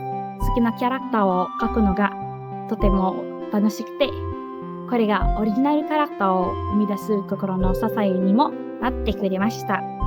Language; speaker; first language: Japanese; non-native, learner; Indonesian